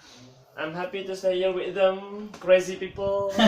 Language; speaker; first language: English; non-native, fluent; Indonesian